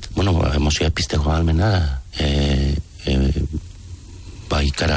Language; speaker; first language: Basque; native; Basque